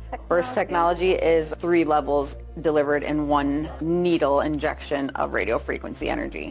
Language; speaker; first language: English; native; English